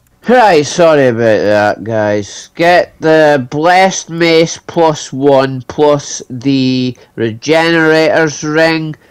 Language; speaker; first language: English; native; English